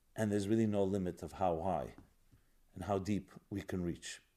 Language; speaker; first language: English; native; English